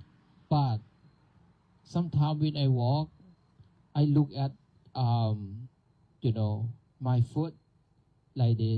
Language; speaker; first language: English; non-native, learner; Thai